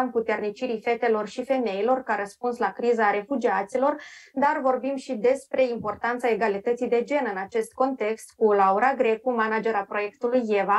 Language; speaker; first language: Romanian; native; Romanian